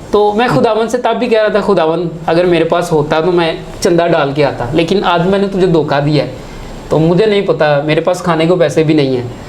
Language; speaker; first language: Urdu; non-native, local second language; Punjabi